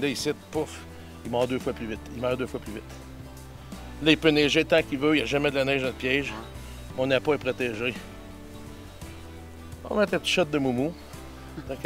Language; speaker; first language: French; native; French